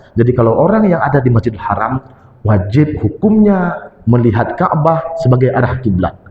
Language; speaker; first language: Malay; non-native, local second language; Achinese